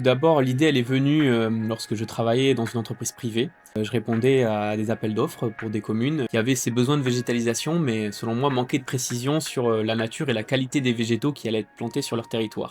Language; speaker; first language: French; native; French